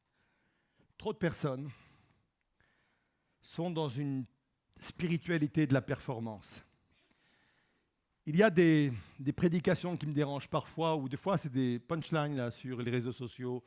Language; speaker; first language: French; native; French